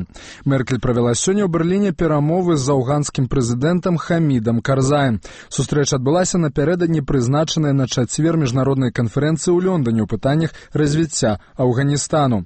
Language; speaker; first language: Belarusian; native; Belarusian